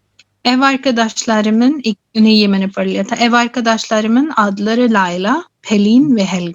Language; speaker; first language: Turkish; non-native, learner; Urdu